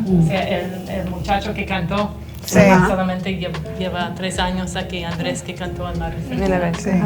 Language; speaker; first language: Spanish; non-native, fluent; English